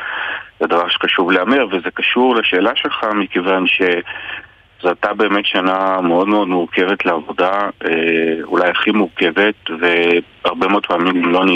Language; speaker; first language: Hebrew; native; Hebrew